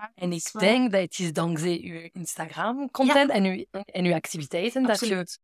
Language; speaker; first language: Dutch; non-native, fluent; French